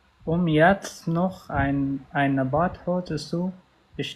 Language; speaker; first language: German; non-native, learner; Pashto